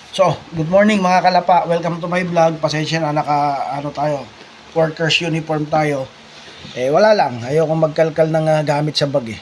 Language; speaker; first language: Filipino; non-native, local second language; Bikol